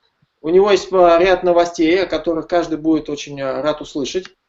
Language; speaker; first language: Russian; native; Russian